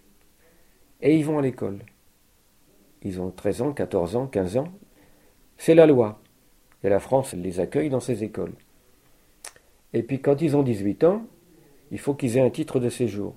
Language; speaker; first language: French; native; French